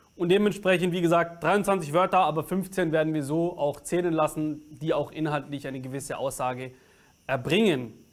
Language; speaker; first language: German; native; German